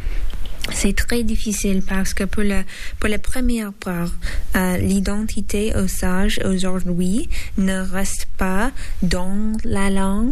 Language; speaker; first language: French; non-native, learner; English